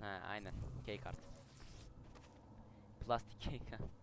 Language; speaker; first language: English; non-native, learner; Turkish